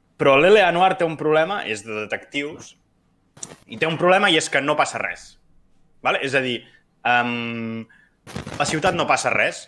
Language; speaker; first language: Catalan; native; Catalan